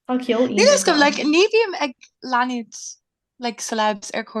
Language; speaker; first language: Irish; non-native, local second language; English